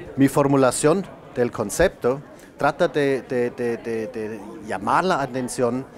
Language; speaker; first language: Spanish; non-native, fluent; German